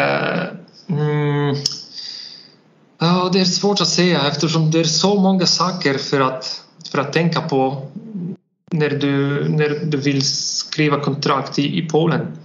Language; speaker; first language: Swedish; non-native, learner; Polish